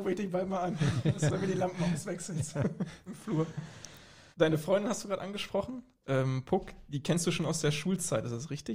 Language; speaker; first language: German; native; German